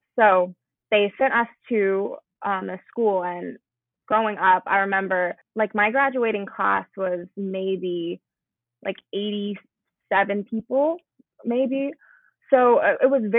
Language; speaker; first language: English; native; English